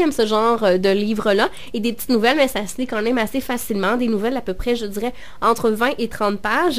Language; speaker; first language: French; native; French